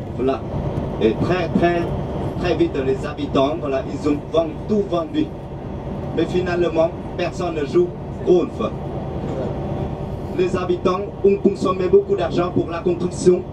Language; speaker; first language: French; non-native, fluent; Vietnamese